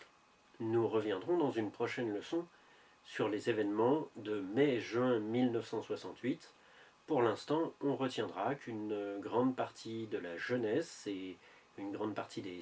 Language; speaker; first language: French; native; French